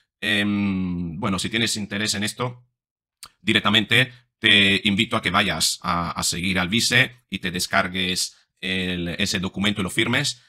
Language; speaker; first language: Spanish; non-native, fluent; Italian